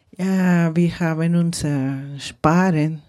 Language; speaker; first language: German; non-native, learner; Spanish